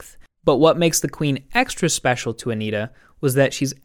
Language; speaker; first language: English; native; English